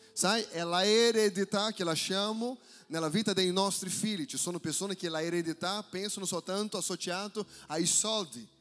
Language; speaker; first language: Italian; non-native, fluent; Portuguese